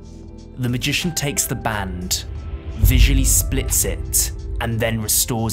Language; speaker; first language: English; native; English